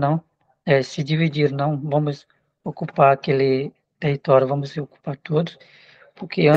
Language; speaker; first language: Portuguese; non-native, local second language; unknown